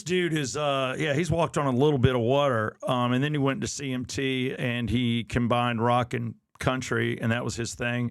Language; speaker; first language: English; native; English